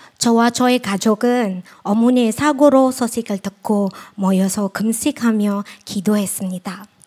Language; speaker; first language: Korean; non-native, fluent; Indonesian